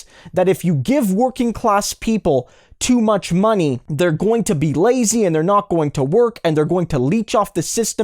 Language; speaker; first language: English; native; English